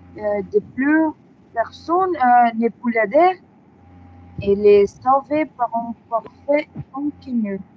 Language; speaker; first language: French; non-native, learner; Spanish